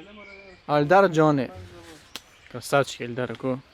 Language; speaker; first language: Russian; non-native, local second language; Lezghian